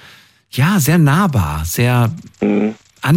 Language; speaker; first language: German; native; German